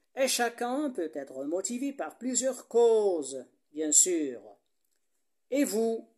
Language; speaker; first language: French; non-native, local second language; Arabic